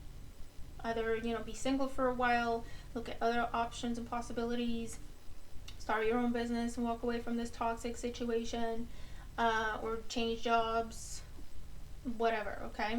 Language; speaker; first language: English; native; English